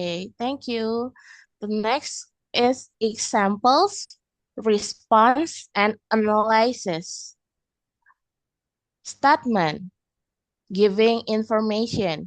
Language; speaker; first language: English; non-native, learner; Indonesian